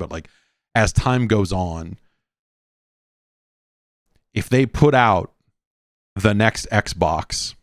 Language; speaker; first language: English; native; English